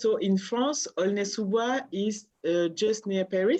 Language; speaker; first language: English; non-native, learner; French